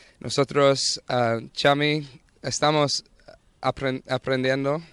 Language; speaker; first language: Spanish; non-native, learner; English